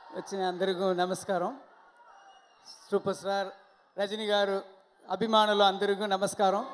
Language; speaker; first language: Telugu; non-native, learner; Tamil